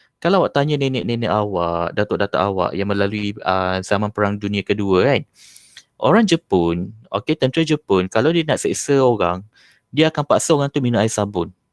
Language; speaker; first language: Malay; native; Malay